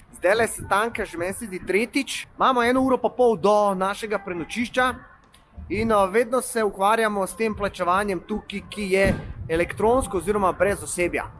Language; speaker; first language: Slovenian; native; Slovenian